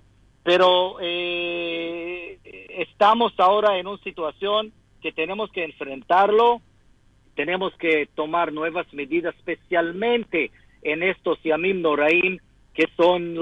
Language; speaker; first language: Spanish; non-native, fluent; Hebrew